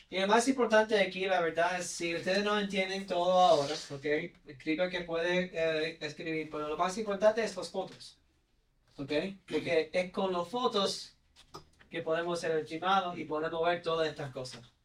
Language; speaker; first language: Spanish; non-native, learner; English